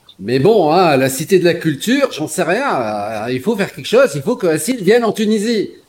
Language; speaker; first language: French; non-native, local second language; Arabic